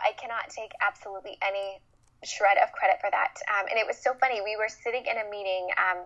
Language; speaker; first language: English; native; English